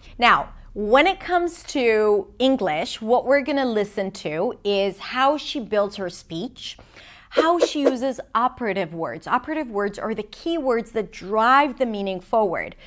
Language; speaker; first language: English; non-native, fluent; Hebrew